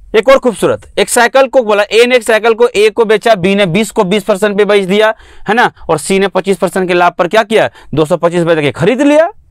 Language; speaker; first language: Hindi; native; Hindi